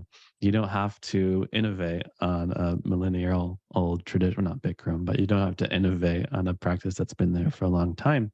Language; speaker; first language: English; native; English